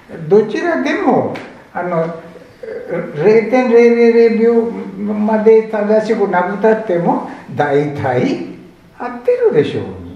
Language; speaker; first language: Japanese; non-native, fluent; Sinhala